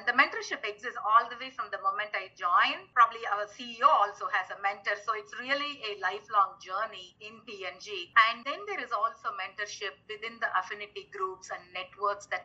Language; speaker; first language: English; non-native, local second language; Tamil